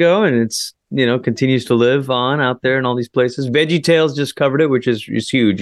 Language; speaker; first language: English; native; English